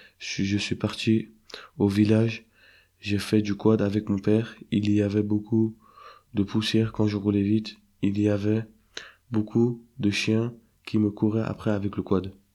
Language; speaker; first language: French; early bilingual, other home language; Turkish